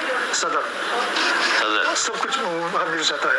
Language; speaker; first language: Hindi; non-native, fluent; Japanese